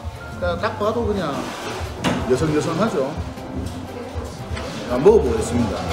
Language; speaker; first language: Korean; native; Korean